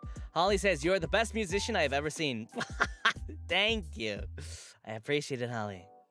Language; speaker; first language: English; native; English